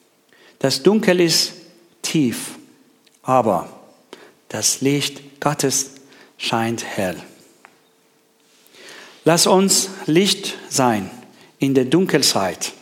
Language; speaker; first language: German; non-native, learner; Persian